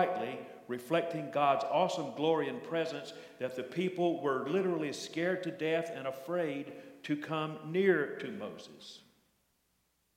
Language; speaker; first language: English; native; English